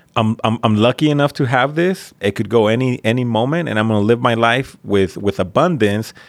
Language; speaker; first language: English; early bilingual, other home language; Spanish